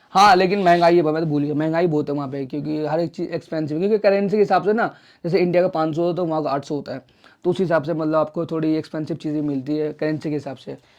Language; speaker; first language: Hindi; native; Hindi